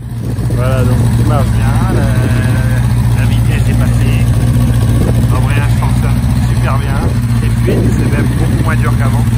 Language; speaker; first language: French; native; French